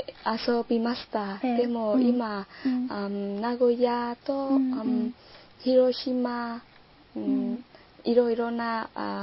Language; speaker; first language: Japanese; non-native, learner; Vietnamese